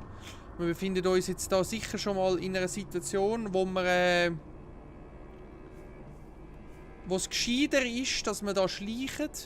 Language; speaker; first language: German; native; German